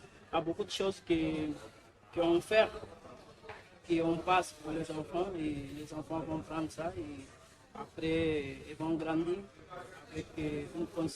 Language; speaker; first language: French; non-native, learner; Portuguese